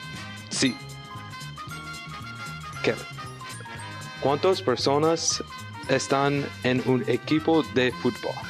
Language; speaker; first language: Spanish; non-native, learner; English